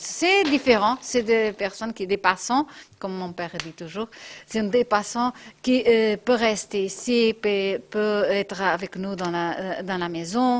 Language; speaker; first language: French; non-native, fluent; Portuguese